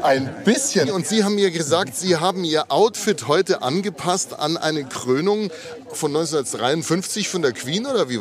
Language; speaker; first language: German; native; German